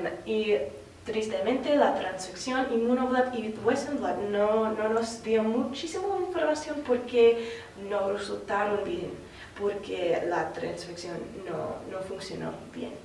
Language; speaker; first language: Spanish; non-native, fluent; English